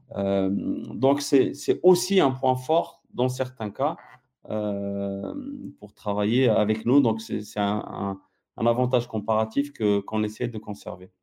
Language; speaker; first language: French; non-native, local second language; Arabic